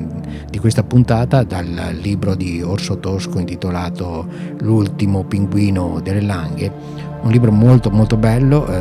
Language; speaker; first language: Italian; native; Italian